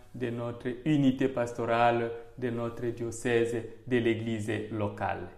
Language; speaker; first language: French; non-native, local second language; Swahili